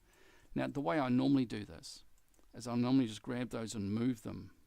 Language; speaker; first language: English; native; English